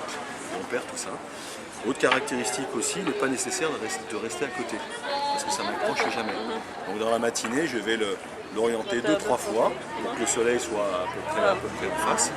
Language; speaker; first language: French; native; French